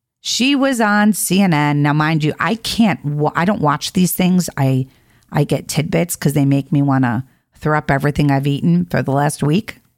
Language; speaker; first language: English; native; English